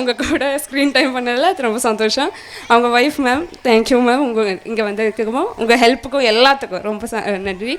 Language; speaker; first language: Tamil; non-native, learner; Malayalam